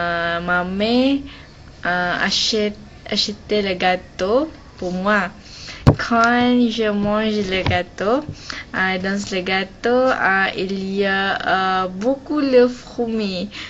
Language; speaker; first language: French; non-native, learner; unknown